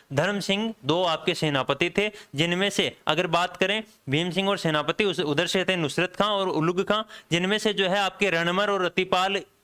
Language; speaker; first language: Hindi; native; Hindi